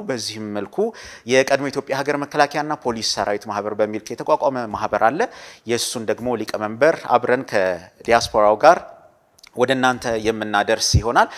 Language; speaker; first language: Amharic; native; Amharic